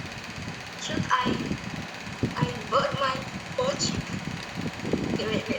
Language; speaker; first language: English; non-native, learner; Indonesian